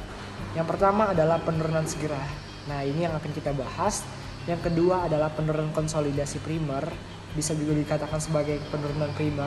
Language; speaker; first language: Indonesian; native; Indonesian